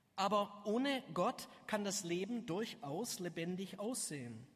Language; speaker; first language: German; native; German